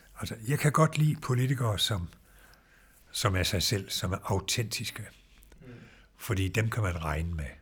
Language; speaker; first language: Danish; native; Danish